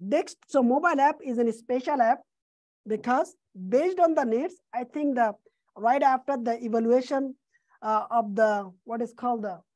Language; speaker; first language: English; non-native, fluent; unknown